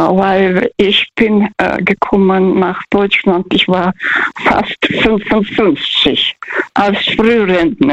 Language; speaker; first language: German; early bilingual, heritage; Russian